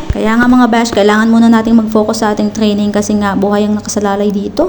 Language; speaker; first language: Filipino; non-native, local second language; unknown